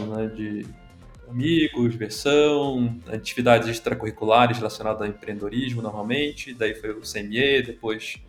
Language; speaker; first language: Portuguese; native; Portuguese